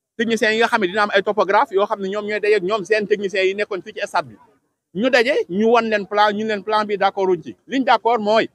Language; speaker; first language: Wolof; native; Wolof